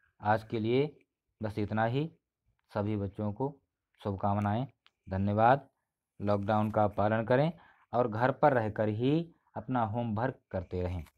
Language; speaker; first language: Hindi; native; Hindi